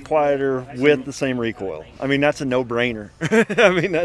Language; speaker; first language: English; native; English